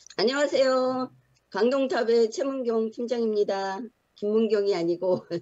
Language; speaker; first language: Korean; native; Korean